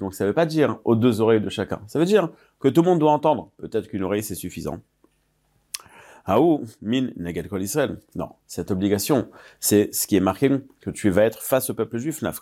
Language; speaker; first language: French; native; French